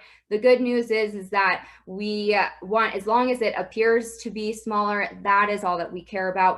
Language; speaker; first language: English; native; English